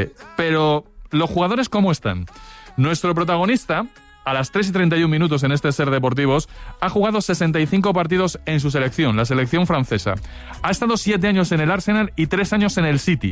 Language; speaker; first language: Spanish; native; Spanish